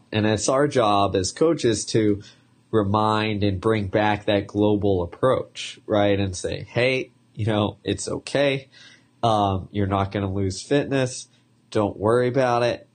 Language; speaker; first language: English; native; English